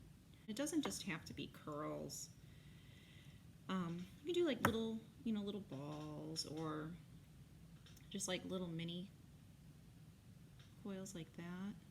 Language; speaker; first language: English; native; English